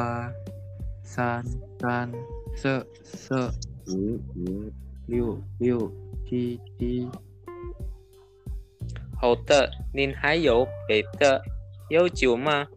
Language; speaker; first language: Chinese; non-native, learner; Indonesian